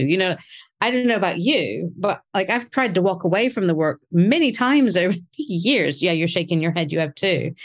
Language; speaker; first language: English; native; English